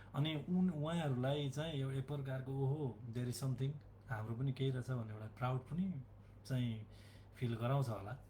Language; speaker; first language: Nepali; native; Nepali